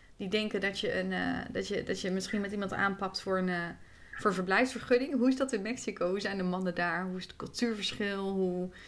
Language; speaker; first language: Dutch; native; Dutch